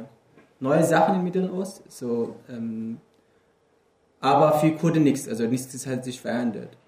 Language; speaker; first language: German; non-native, fluent; Kurdish